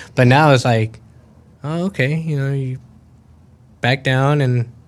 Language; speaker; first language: English; early bilingual, other home language; Spanish